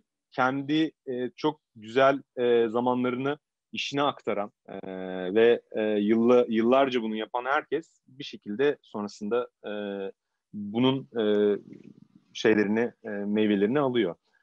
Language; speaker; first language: Turkish; native; Turkish